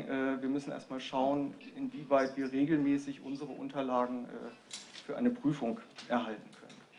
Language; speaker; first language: German; native; German